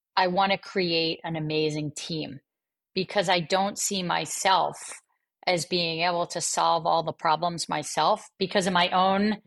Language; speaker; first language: English; native; English